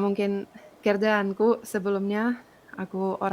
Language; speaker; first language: Indonesian; non-native, fluent; Finnish